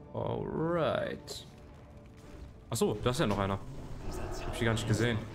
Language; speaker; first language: German; native; German